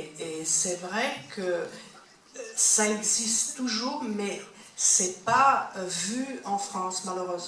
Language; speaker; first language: French; non-native, fluent; Czech